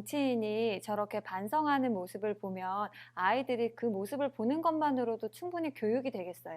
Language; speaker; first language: Korean; native; Korean